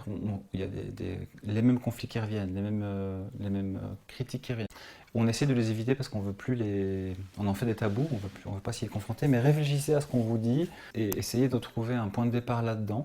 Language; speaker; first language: French; native; French